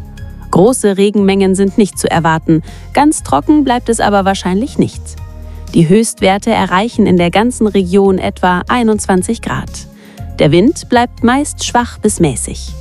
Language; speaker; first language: German; native; German